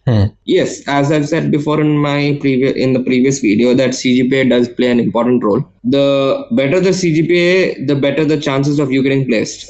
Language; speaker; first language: English; non-native, local second language; Telugu